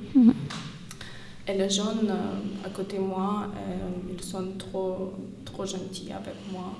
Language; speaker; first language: French; non-native, learner; Ukrainian